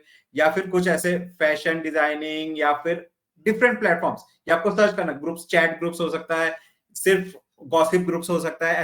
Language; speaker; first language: Hindi; native; Hindi